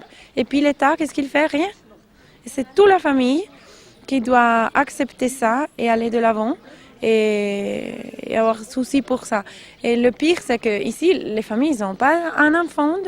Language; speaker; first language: French; non-native, local second language; Italian